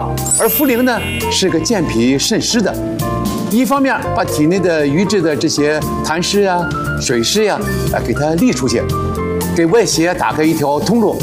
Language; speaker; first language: Chinese; native; Chinese